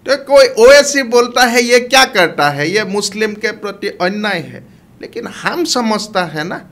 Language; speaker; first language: Hindi; non-native, local second language; Assamese